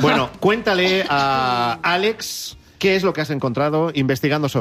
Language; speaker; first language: Spanish; native; Spanish